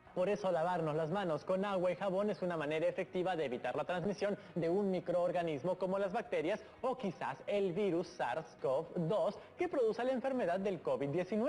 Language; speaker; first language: Spanish; native; Spanish